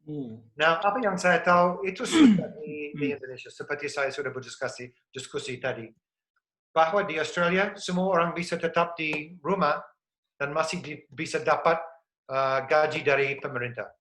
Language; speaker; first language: Indonesian; non-native, fluent; English